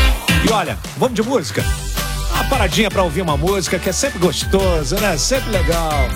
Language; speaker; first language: Portuguese; native; Portuguese